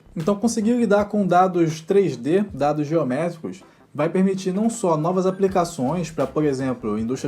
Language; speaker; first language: Portuguese; native; Portuguese